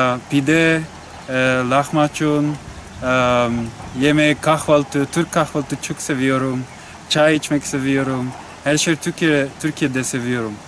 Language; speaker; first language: Turkish; non-native, learner; Spanish